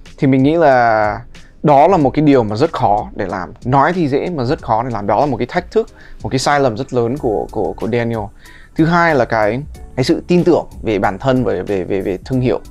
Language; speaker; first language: Vietnamese; early bilingual, heritage; Vietnamese